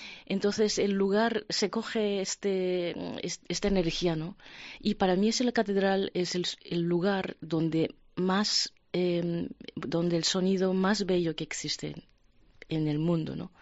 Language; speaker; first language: Spanish; non-native, fluent; Japanese